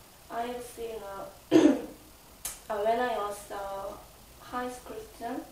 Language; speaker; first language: English; non-native, learner; Korean